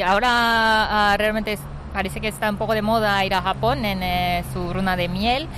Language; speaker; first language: Spanish; non-native, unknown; Japanese